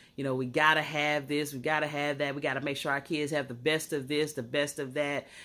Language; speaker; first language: English; native; English